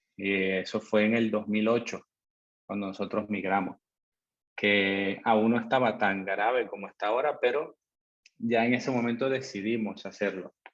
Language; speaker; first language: Spanish; native; Spanish